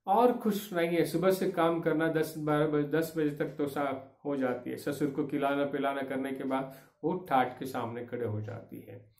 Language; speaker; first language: Hindi; non-native, local second language; Kannada